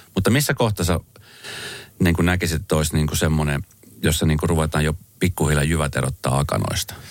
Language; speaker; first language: Finnish; native; Finnish